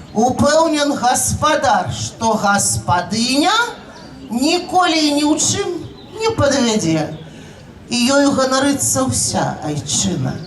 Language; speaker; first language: Belarusian; native; Belarusian